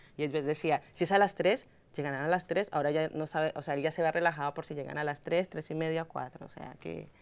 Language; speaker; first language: Spanish; native; Spanish